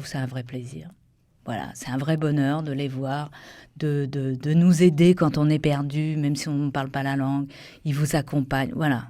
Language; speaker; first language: French; native; French